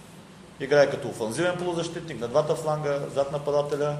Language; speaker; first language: Bulgarian; native; Bulgarian